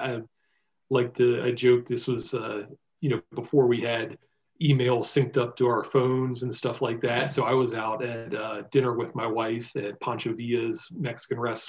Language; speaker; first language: English; native; English